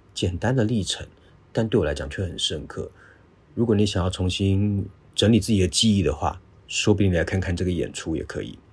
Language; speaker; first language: Chinese; native; Chinese